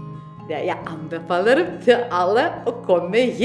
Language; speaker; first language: Norwegian; non-native, learner; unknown